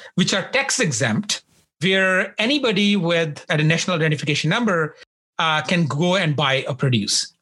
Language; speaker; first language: English; non-native, local second language; Punjabi